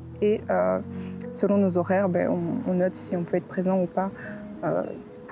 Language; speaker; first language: French; native; French